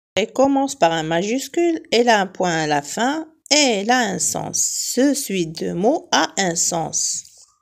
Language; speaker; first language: French; non-native, local second language; Arabic